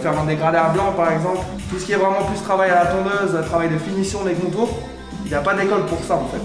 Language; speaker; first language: French; native; French